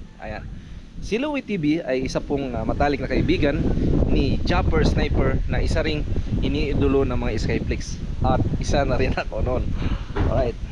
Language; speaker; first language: Filipino; non-native, local second language; Cebuano